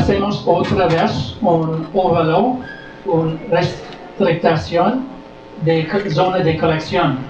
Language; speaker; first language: Spanish; non-native, learner; English